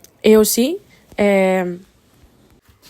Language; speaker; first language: French; non-native, learner; Spanish